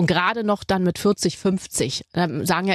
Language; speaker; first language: German; native; German